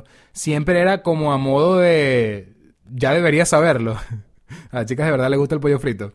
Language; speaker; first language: Spanish; native; Spanish